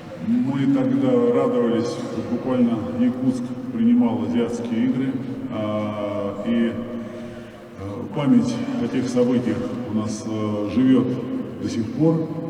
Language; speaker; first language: Russian; native; Russian